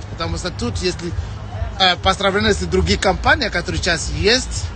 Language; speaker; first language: Russian; non-native, fluent; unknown